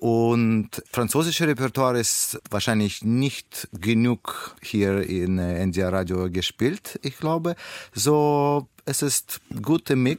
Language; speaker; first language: German; non-native, learner; Russian